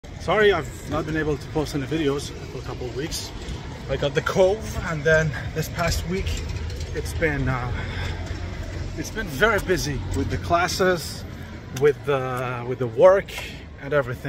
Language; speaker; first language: English; non-native, fluent; Persian